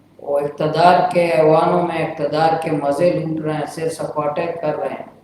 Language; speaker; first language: Urdu; non-native, local second language; Baluchi